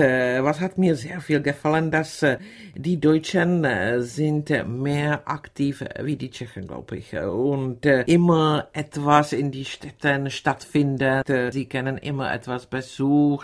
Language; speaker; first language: German; non-native, fluent; Czech